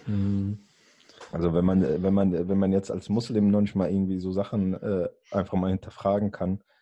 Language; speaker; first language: German; early bilingual, other home language; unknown